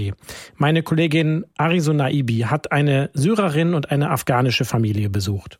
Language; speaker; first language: German; native; German